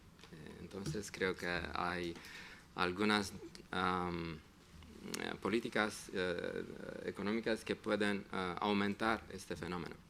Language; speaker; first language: Spanish; non-native, fluent; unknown